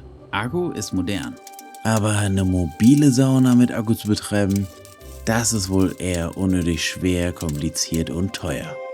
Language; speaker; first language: German; native; German